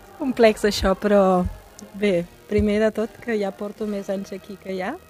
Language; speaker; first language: Catalan; non-native, fluent; German